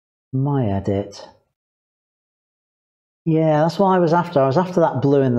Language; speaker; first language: English; native; English